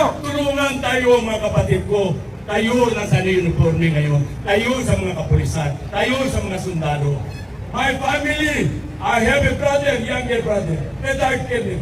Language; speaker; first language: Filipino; non-native, local second language; Iloko